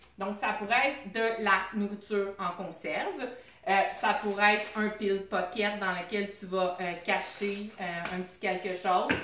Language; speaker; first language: French; native; French